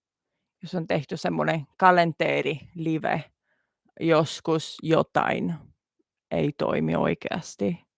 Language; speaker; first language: Finnish; non-native, learner; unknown